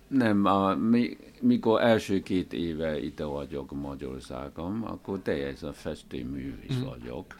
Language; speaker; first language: Hungarian; non-native, learner; Chinese